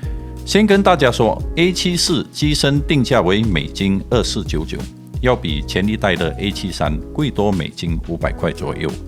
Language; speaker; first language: Chinese; native; Chinese